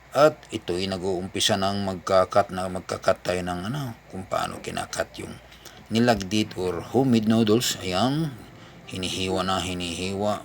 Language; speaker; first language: Filipino; native; Filipino